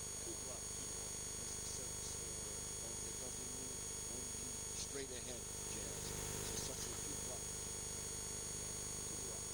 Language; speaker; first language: French; non-native, learner; English